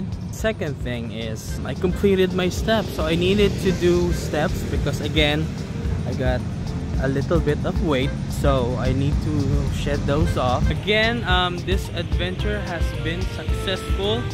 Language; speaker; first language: English; non-native, local second language; Filipino